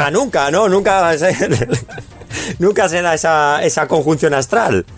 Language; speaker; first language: Spanish; native; Spanish